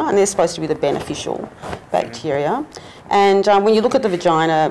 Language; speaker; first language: English; native; English